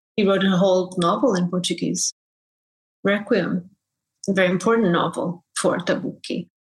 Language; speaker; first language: English; early bilingual, other home language; Bangla